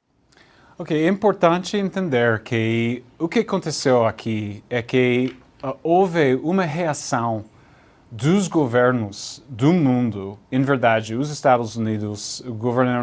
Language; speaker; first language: Portuguese; non-native, learner; English